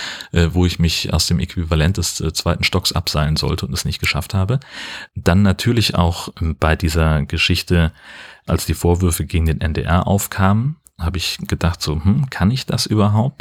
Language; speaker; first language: German; native; German